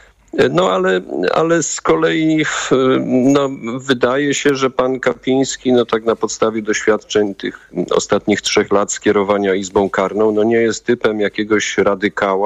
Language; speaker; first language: Polish; native; Polish